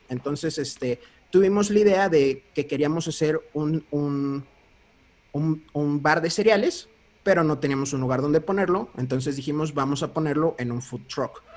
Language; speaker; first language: Spanish; early bilingual, heritage; Spanish